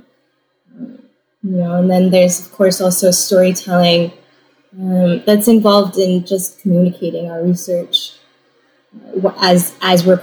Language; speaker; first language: English; native; English